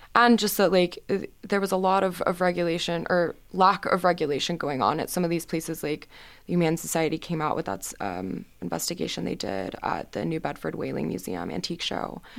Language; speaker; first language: English; native; English